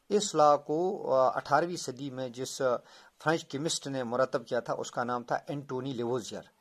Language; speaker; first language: Urdu; non-native, local second language; Kashmiri